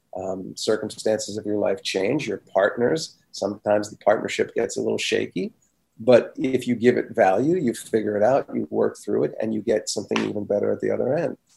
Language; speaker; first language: English; native; English